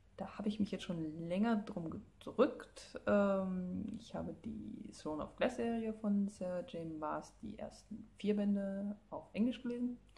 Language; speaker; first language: German; native; German